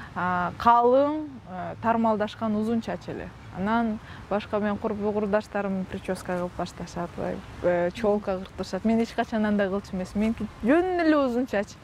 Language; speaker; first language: Kyrgyz; non-native, local second language; Russian